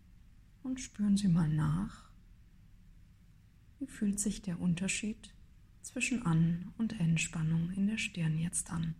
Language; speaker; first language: German; native; German